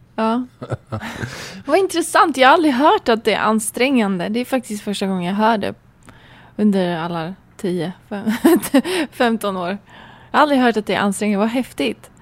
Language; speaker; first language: Swedish; early bilingual, other home language; Persian